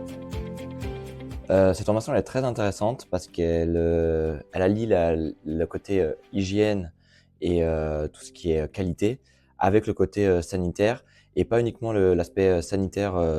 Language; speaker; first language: French; native; French